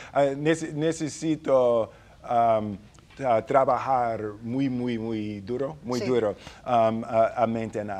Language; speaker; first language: Spanish; non-native, learner; English